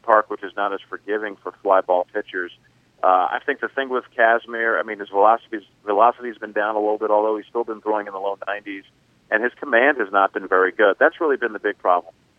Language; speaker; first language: English; native; English